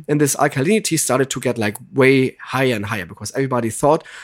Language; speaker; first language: English; non-native, fluent; German